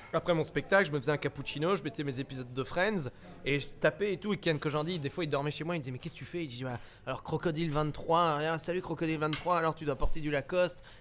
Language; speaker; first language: French; native; French